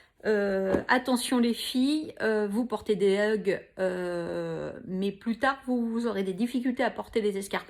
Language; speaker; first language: French; native; French